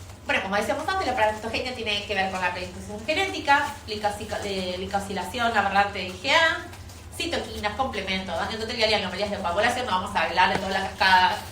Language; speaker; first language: Spanish; native; Spanish